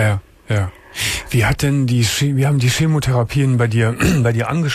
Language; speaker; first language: German; native; German